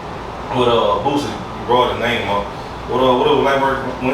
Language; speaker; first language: English; native; English